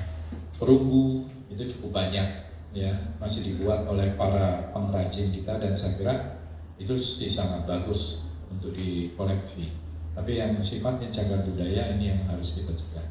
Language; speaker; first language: Indonesian; native; Indonesian